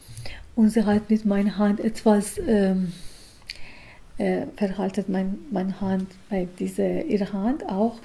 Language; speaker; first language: German; non-native, learner; Persian